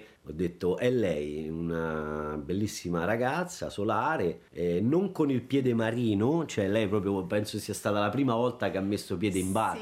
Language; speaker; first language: Italian; native; Italian